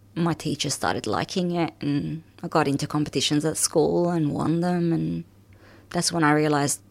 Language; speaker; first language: English; early bilingual, other home language; Arabic